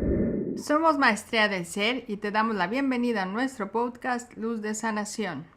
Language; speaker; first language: Spanish; native; Spanish